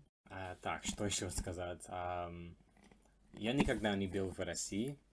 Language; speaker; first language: Russian; non-native, fluent; English